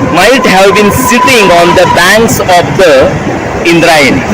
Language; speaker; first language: English; non-native, local second language; Marathi